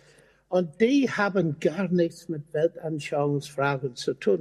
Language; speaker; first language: German; non-native, fluent; English